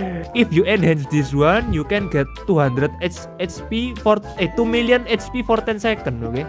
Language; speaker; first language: English; non-native, fluent; Indonesian